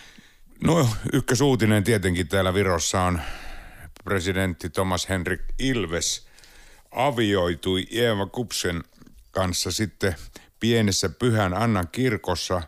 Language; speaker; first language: Finnish; native; Finnish